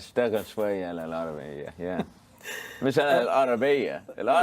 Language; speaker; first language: Arabic; early bilingual, heritage; Arabic